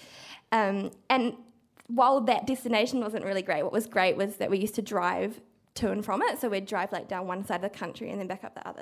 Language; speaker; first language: English; native; English